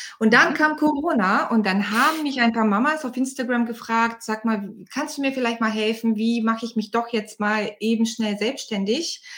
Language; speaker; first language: German; non-native, fluent; Bulgarian